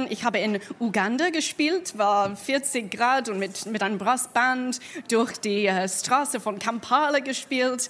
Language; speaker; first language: German; non-native, learner; English